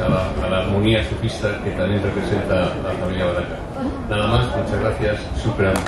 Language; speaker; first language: Spanish; non-native, fluent; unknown